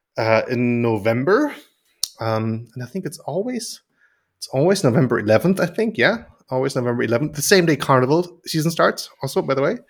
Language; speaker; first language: English; non-native, fluent; German